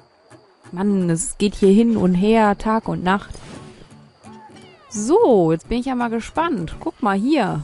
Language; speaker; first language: German; native; German